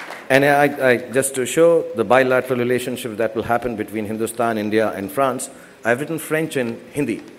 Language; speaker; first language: English; non-native, local second language; Hindi